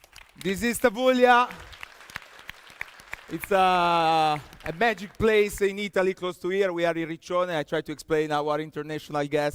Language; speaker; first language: English; non-native, fluent; Italian